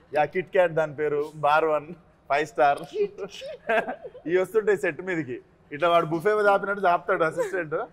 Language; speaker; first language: Telugu; native; Telugu